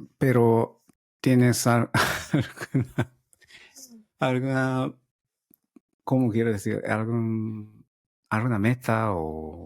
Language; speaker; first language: Spanish; non-native, learner; Japanese